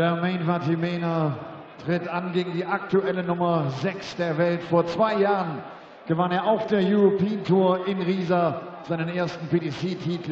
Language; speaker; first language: German; native; German